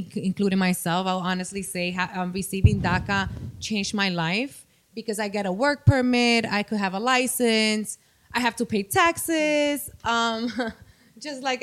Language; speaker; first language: English; non-native, fluent; Spanish